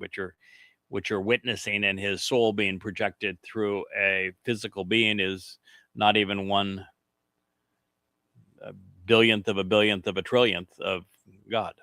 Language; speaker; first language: English; native; English